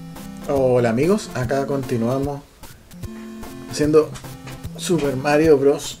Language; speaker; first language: Spanish; native; Spanish